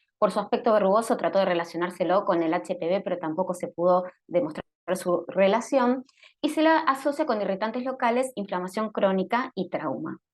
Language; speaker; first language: Spanish; native; Spanish